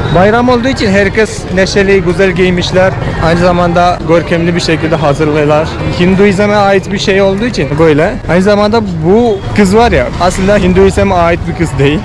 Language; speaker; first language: Turkish; non-native, fluent; Hindi